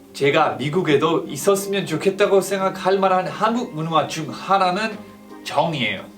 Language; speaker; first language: Korean; non-native, fluent; English